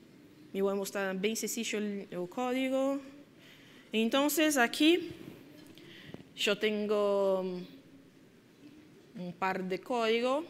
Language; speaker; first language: Spanish; non-native, fluent; Portuguese